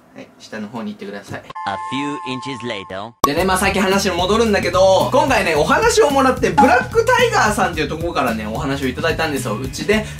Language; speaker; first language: Japanese; native; Japanese